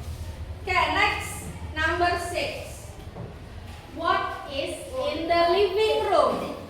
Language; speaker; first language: English; non-native, fluent; Indonesian